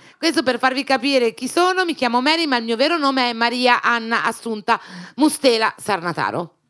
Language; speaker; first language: Italian; native; Italian